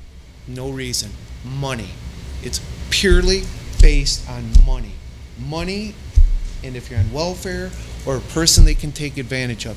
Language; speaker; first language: English; native; English